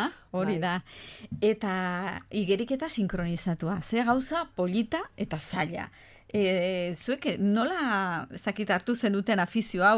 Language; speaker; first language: Basque; native; Basque